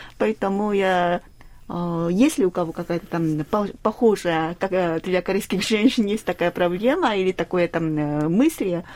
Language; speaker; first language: Russian; non-native, fluent; Korean